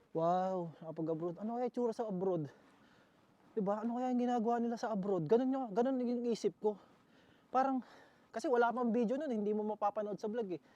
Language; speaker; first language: Filipino; native; Filipino